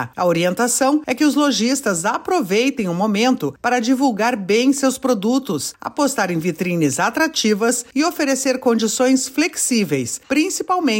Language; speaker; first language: Portuguese; native; Portuguese